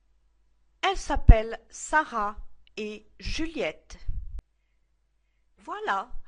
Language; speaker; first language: French; non-native, fluent; English